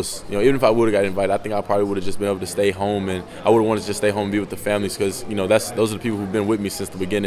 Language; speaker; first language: English; native; English